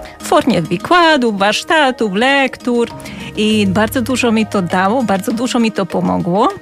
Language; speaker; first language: Polish; non-native, fluent; Hungarian